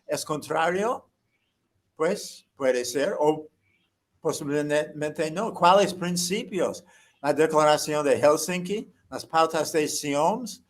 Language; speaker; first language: Spanish; non-native, fluent; English